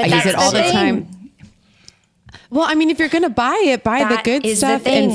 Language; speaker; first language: English; native; English